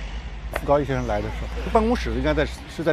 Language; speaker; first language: Chinese; native; Chinese